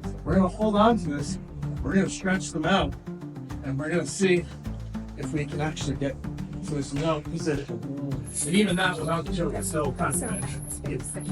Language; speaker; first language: English; native; English